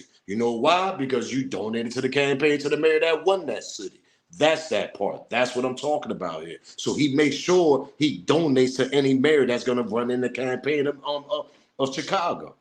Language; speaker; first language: English; native; English